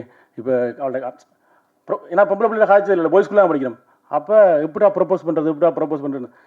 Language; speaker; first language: Tamil; native; Tamil